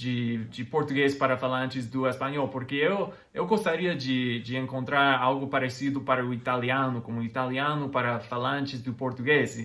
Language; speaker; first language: Portuguese; non-native, fluent; English